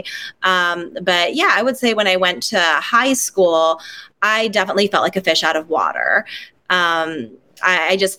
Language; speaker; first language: English; non-native, local second language; Cantonese